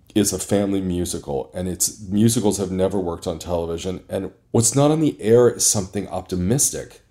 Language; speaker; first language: English; native; English